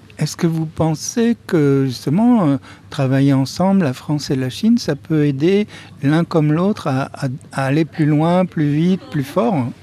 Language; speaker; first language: French; native; French